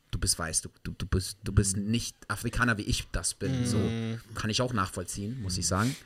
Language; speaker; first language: German; non-native, fluent; English